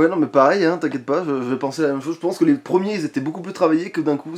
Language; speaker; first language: French; native; French